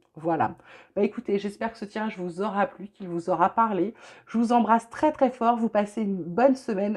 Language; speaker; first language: French; native; French